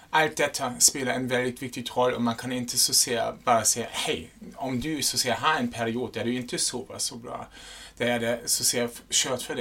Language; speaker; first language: Swedish; non-native, fluent; German